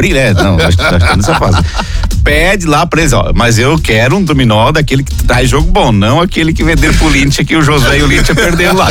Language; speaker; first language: Portuguese; native; Portuguese